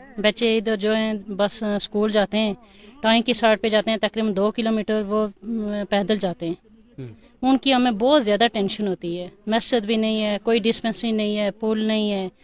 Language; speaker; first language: Urdu; non-native, local second language; Pahari-Potwari